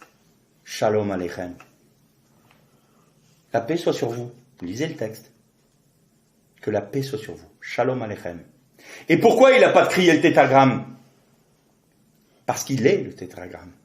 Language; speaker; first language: French; native; French